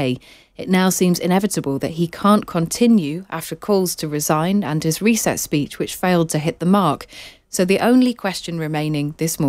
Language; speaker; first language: English; native; English